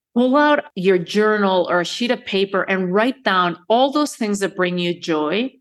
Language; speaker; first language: English; early bilingual, other home language; Spanish